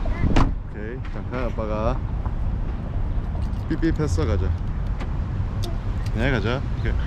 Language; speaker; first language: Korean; early bilingual, heritage; English